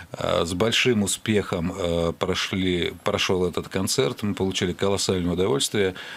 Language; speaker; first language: Russian; native; Russian